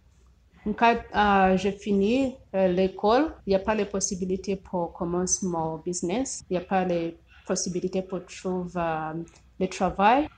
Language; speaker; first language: French; non-native, learner; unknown